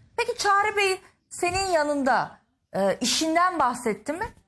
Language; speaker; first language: Turkish; native; Turkish